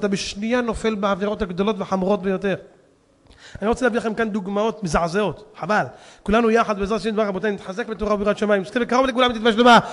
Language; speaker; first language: Hebrew; native; Hebrew